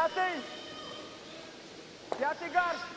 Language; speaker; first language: Russian; native; Russian